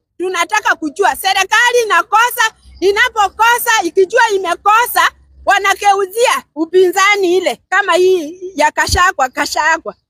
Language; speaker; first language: Swahili; non-native, local second language; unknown